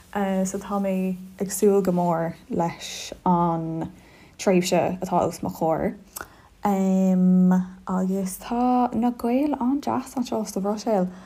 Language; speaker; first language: Irish; non-native, local second language; English